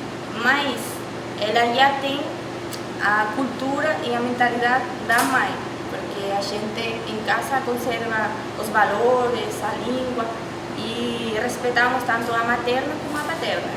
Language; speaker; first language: Portuguese; non-native, fluent; Spanish